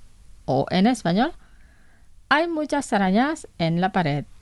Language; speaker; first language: Spanish; non-native, fluent; Indonesian